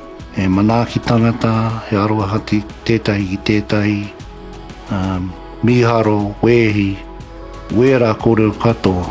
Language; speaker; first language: Māori; non-native, local second language; English